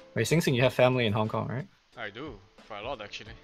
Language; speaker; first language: English; early bilingual, heritage; Dutch